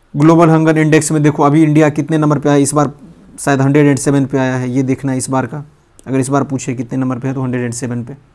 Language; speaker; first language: Hindi; native; Hindi